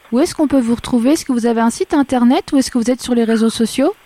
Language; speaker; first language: French; native; French